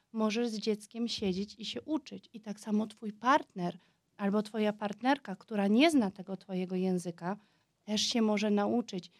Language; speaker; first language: Polish; early bilingual, heritage; Polish